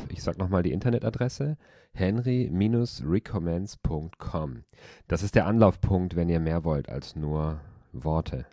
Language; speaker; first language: German; native; German